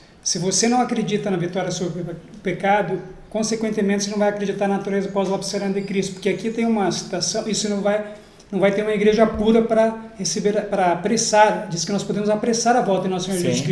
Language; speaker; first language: Portuguese; native; Portuguese